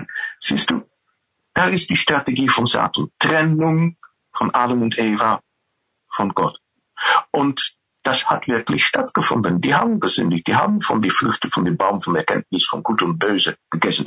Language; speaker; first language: German; non-native, fluent; Dutch